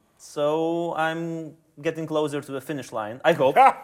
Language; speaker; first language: English; non-native, fluent; Lithuanian